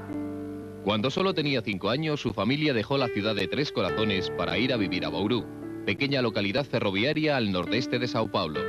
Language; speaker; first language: Spanish; native; Spanish